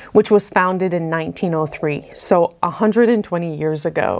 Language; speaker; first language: English; native; English